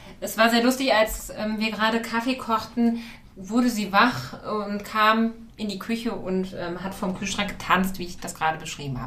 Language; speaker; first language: German; native; German